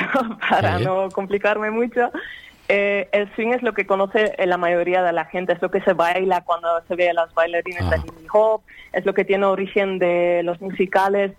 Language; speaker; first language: Spanish; non-native, fluent; Dutch